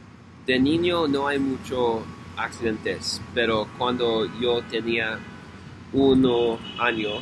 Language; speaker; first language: Spanish; non-native, learner; English